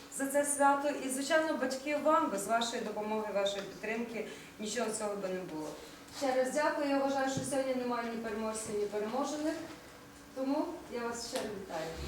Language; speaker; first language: Ukrainian; native; Ukrainian